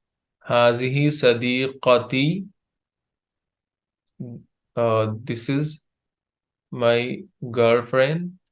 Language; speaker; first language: English; non-native, fluent; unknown